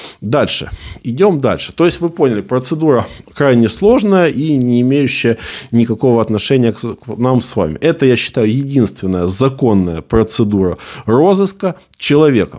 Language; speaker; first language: Russian; native; Russian